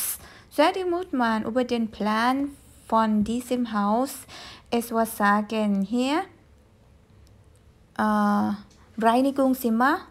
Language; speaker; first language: German; non-native, fluent; Thai